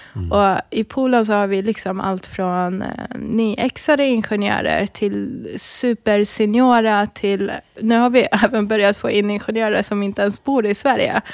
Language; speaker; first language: Swedish; early bilingual, other home language; Arabic